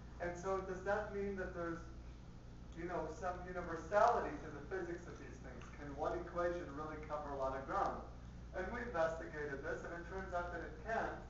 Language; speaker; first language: English; early bilingual, other home language; Spanish